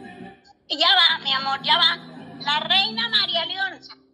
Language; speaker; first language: Spanish; native; Spanish